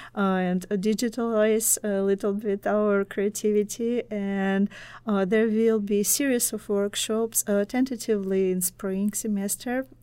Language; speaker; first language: English; non-native, fluent; Russian